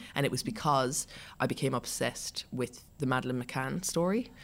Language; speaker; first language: English; native; English